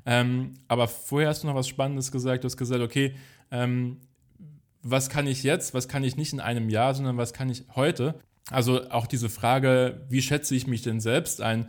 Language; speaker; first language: German; native; German